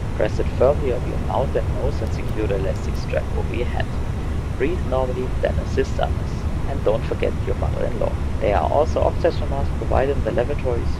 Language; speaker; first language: English; non-native, fluent; German